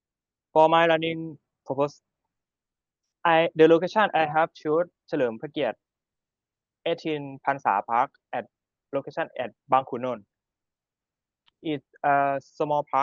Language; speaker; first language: English; non-native, learner; Thai